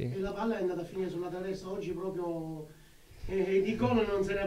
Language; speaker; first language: Italian; native; Italian